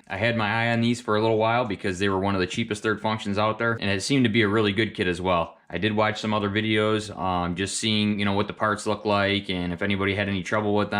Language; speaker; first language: English; native; English